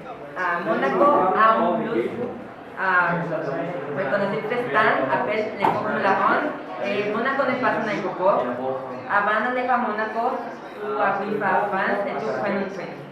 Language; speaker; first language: French; non-native, learner; Spanish